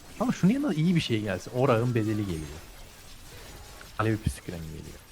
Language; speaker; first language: Turkish; native; Turkish